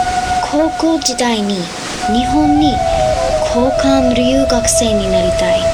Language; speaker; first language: Japanese; non-native, learner; English